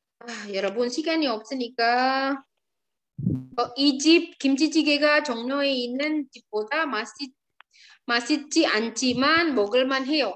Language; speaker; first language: Korean; non-native, fluent; Indonesian